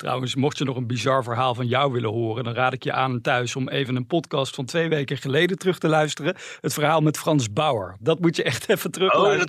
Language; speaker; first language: Dutch; native; Dutch